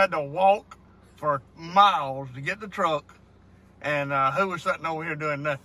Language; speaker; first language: English; native; English